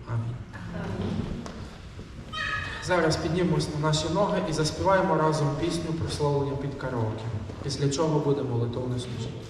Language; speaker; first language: Ukrainian; native; Ukrainian